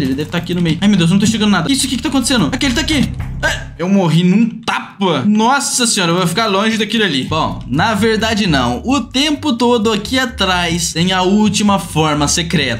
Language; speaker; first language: Portuguese; native; Portuguese